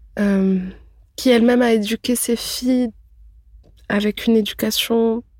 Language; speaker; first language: French; non-native, local second language; Arabic